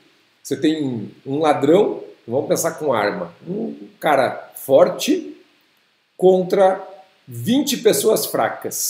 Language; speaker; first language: Portuguese; native; Portuguese